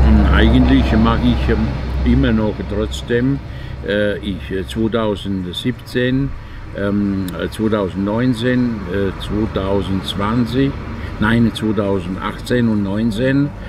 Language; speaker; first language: German; non-native, fluent; Italian